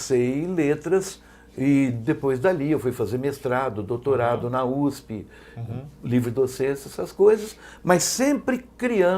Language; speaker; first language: Portuguese; native; Portuguese